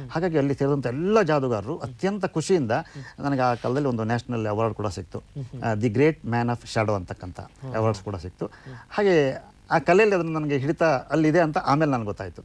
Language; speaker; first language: Kannada; native; Kannada